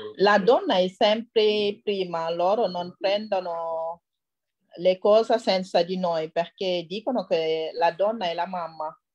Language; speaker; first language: Italian; non-native, learner; Wolof